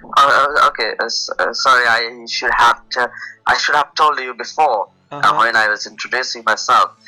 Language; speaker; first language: English; non-native, local second language; Bangla